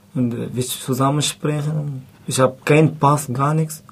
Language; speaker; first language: German; non-native, learner; Arabic